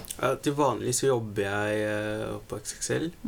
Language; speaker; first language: Norwegian; early bilingual, other home language; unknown